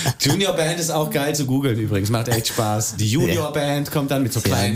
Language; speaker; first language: German; native; German